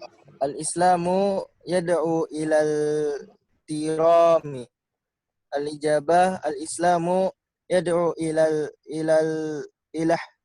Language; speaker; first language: Arabic; non-native, learner; Indonesian